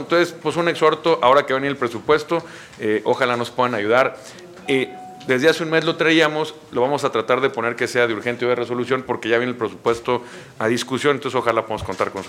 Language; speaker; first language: Spanish; native; Spanish